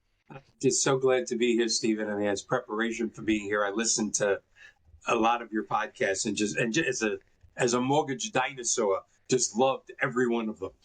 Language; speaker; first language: English; native; English